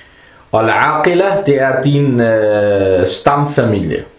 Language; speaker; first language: Danish; early bilingual, other home language; Arabic